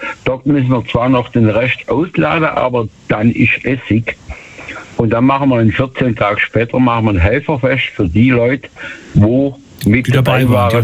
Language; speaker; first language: German; native; German